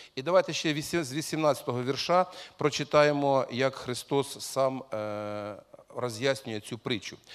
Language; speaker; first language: Ukrainian; non-native, local second language; Russian